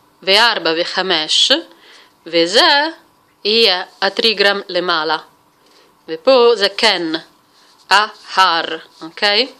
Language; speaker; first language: Hebrew; non-native, fluent; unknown